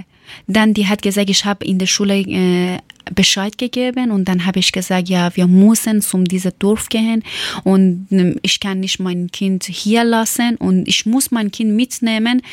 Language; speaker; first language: German; non-native, learner; Persian